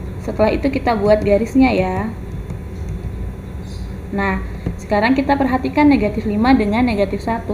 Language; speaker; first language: Indonesian; native; Indonesian